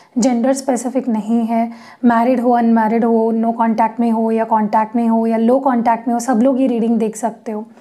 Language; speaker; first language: Hindi; non-native, local second language; Marathi